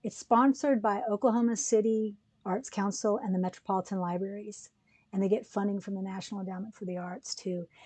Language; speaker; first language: English; early bilingual, other home language; Spanish